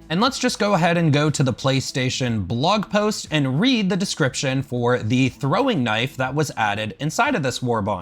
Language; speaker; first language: English; native; English